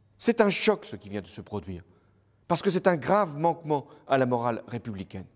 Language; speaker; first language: French; native; French